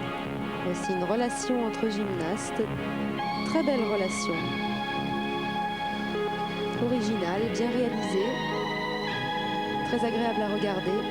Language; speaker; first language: French; native; French